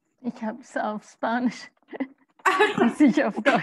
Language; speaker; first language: German; non-native, fluent; Spanish